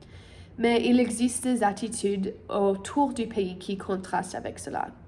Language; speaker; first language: French; non-native, learner; English